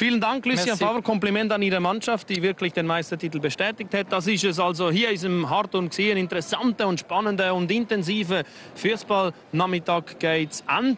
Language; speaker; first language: German; native; German